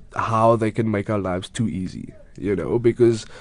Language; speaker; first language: English; native; English